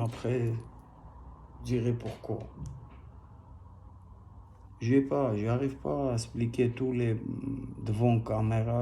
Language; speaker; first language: French; non-native, learner; Armenian